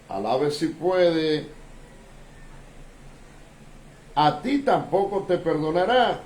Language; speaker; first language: Spanish; native; Spanish